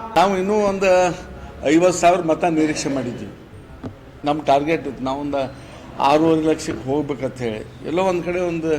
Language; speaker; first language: Kannada; native; Kannada